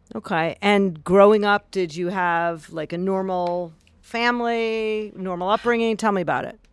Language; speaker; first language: English; native; English